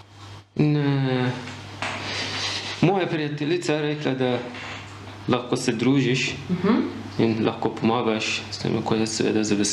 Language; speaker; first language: Slovenian; non-native, learner; Persian